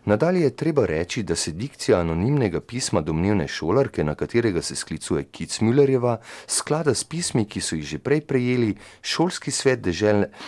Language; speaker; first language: Slovenian; native; Slovenian